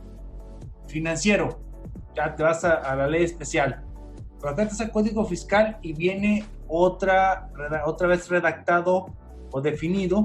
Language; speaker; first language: Spanish; native; Spanish